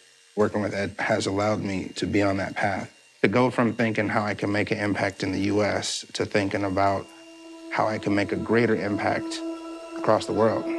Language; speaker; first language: English; early bilingual, other home language; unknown